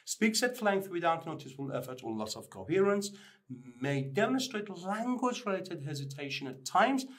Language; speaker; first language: English; non-native, fluent; Persian